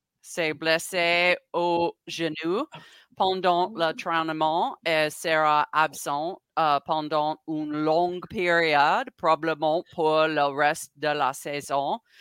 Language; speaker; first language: French; non-native, learner; English